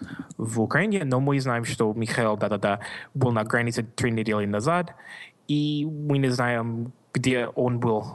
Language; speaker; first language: Russian; non-native, learner; English